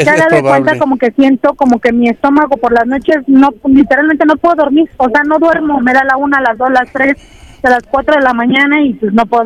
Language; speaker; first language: Spanish; native; Spanish